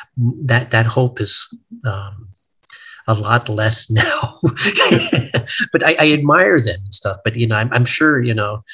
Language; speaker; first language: English; native; English